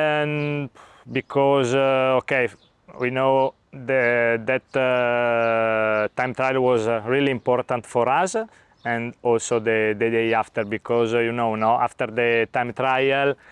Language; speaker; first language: English; non-native, learner; Italian